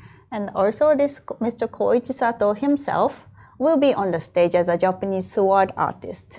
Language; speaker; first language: English; non-native, fluent; Japanese